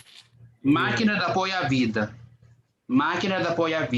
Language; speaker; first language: Portuguese; non-native, fluent; English